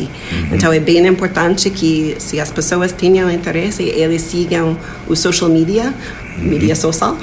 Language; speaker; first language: Portuguese; non-native, fluent; English